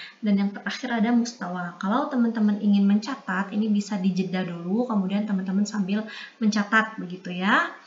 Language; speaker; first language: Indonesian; native; Indonesian